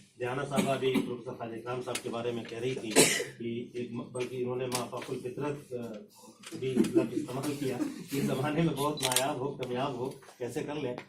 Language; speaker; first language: Urdu; native; Urdu